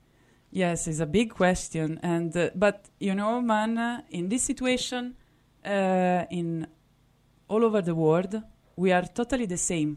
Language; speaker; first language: English; non-native, fluent; Italian